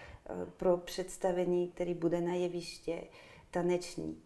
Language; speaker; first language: Czech; non-native, fluent; French